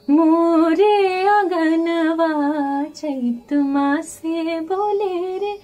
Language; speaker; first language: Hindi; native; Hindi